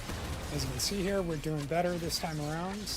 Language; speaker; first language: English; native; English